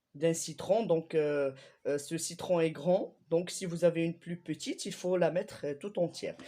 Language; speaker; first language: French; non-native, local second language; Arabic